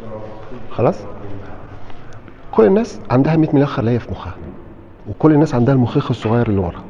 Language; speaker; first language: Arabic; native; Arabic